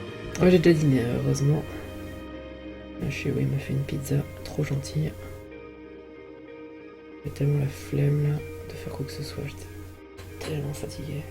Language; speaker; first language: French; native; French